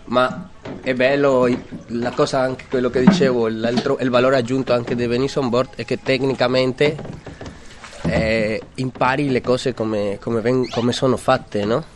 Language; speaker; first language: Italian; non-native, fluent; Spanish